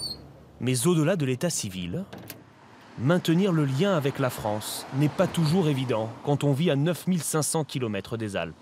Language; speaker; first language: French; native; French